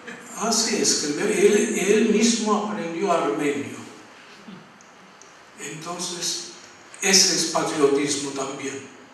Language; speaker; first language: Spanish; non-native, fluent; Armenian